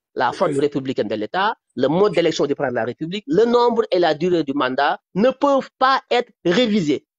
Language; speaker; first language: French; non-native, local second language; Wolof